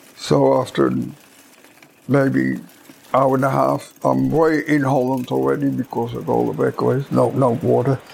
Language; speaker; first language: English; non-native, fluent; Dutch